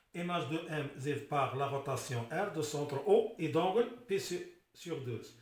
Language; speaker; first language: French; non-native, local second language; Arabic